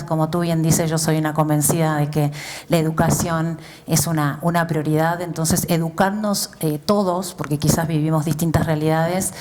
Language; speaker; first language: Spanish; native; Spanish